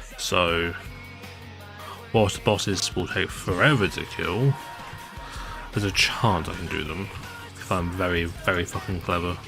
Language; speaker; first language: English; native; English